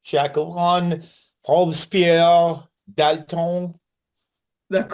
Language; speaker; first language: French; non-native, learner; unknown